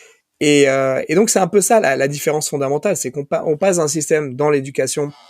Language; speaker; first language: French; native; French